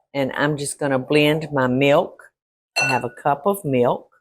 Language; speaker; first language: English; native; English